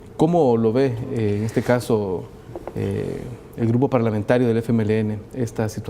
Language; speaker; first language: Spanish; native; Spanish